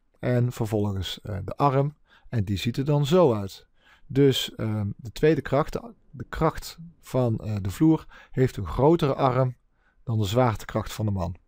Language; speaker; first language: Dutch; native; Dutch